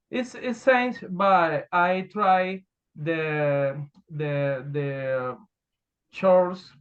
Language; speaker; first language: English; non-native, learner; Spanish